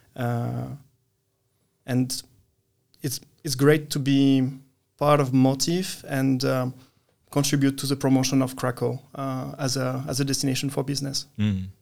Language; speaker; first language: English; non-native, fluent; French